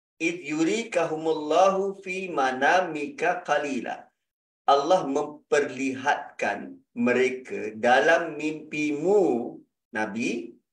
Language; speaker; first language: Malay; native; Malay